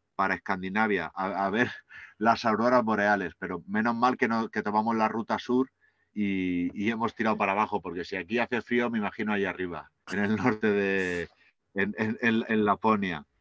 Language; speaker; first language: Spanish; native; Spanish